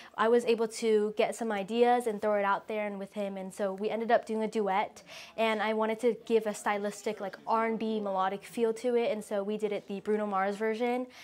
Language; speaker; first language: English; early bilingual, other home language; Vietnamese